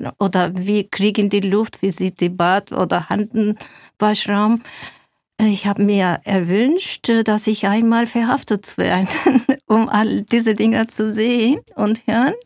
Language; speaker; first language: German; non-native, fluent; Zaza